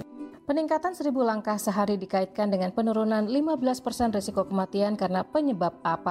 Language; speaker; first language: Indonesian; native; Indonesian